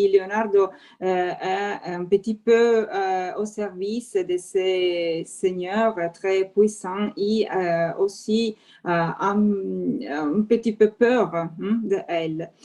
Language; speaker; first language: French; non-native, fluent; Italian